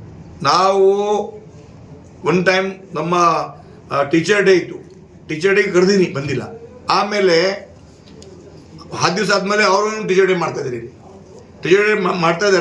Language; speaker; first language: Kannada; non-native, local second language; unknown